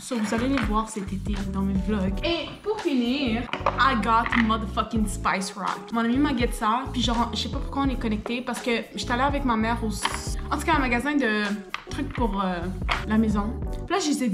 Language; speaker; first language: French; native; French